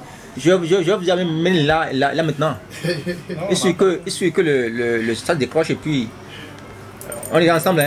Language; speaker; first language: French; non-native, local second language; Fon